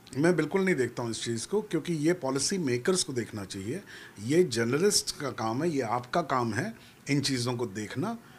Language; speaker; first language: Hindi; native; Hindi